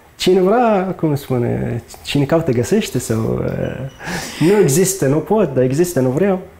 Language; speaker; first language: Romanian; non-native, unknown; Arabic